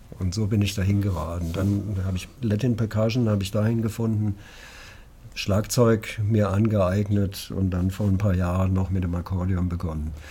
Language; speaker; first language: German; native; German